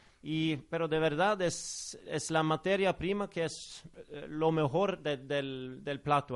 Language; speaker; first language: Spanish; non-native, fluent; Norwegian